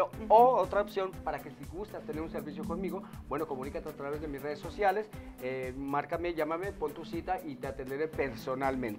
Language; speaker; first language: Spanish; native; Spanish